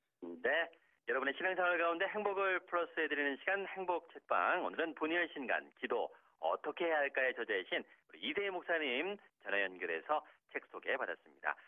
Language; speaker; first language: Korean; native; Korean